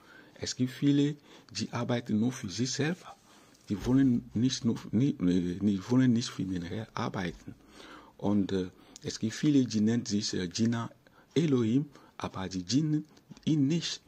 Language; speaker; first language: German; non-native, fluent; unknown